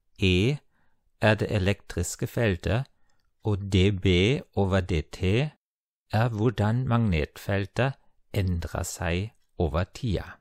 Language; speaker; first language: Norwegian; non-native, fluent; German